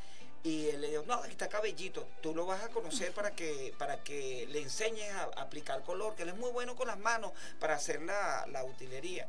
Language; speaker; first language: Spanish; native; Spanish